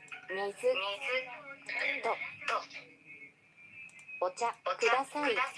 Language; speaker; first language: Japanese; non-native, learner; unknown